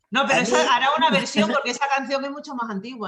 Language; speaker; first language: Spanish; native; Spanish